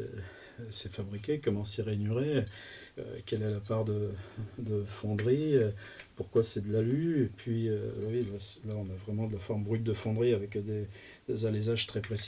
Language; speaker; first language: French; native; French